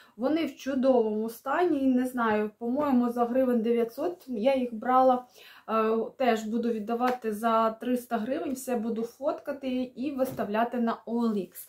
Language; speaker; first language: Ukrainian; non-native, local second language; Russian